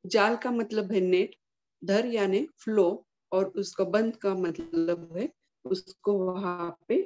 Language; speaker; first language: Hindi; non-native, local second language; Marathi